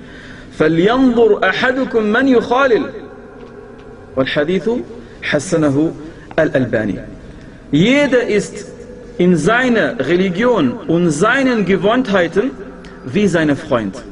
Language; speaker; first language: German; non-native, fluent; Arabic